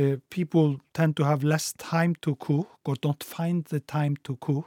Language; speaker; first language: English; non-native, fluent; Icelandic